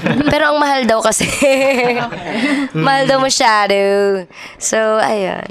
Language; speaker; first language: Filipino; non-native, local second language; Cebuano